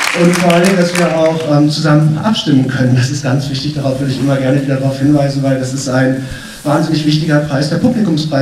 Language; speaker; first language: German; native; German